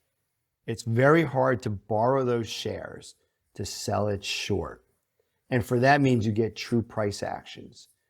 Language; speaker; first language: English; native; English